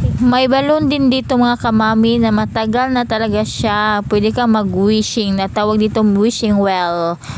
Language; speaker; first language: Filipino; non-native, local second language; Cebuano